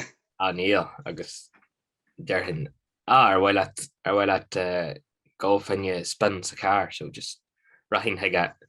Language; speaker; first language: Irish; non-native, local second language; English